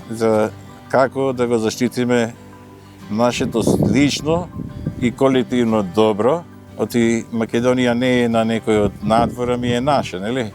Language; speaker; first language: Macedonian; native; Macedonian